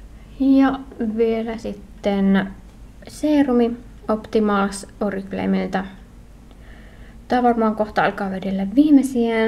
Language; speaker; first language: Finnish; native; Finnish